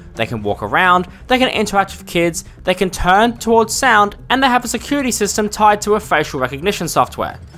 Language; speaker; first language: English; native; English